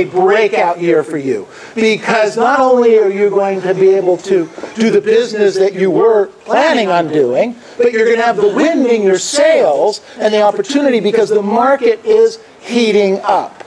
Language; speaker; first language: English; native; English